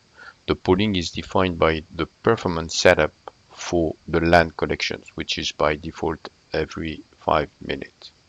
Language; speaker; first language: English; non-native, fluent; French